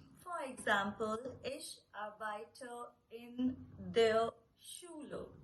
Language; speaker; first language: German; non-native, fluent; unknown